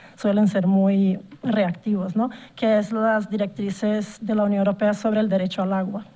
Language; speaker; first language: Spanish; non-native, fluent; Portuguese